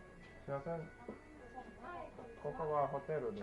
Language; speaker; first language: Japanese; non-native, learner; English